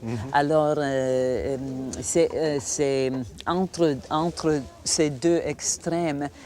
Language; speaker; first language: French; non-native, fluent; Croatian